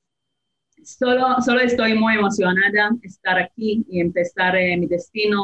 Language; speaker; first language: Spanish; non-native, fluent; Hebrew